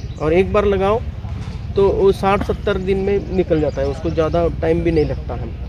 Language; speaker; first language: Hindi; non-native, local second language; Marathi